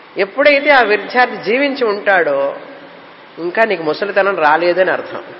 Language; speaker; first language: Telugu; native; Telugu